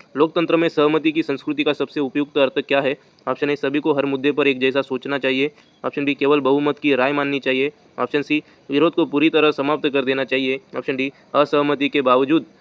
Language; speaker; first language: Hindi; non-native, local second language; Marathi